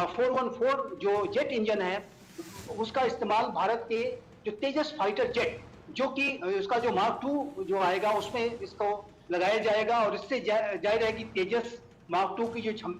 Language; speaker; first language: Hindi; native; Hindi